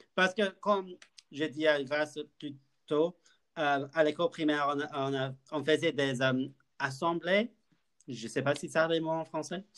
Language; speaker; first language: French; non-native, learner; English